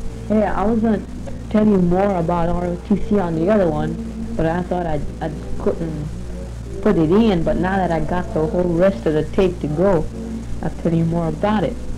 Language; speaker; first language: English; early bilingual, other home language; Spanish